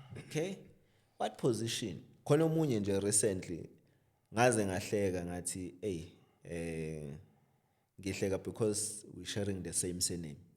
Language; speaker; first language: Zulu; native; Zulu